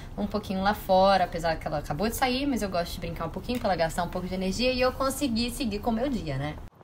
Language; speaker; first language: Portuguese; native; Portuguese